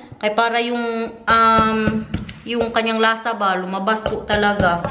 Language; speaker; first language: Filipino; native; Filipino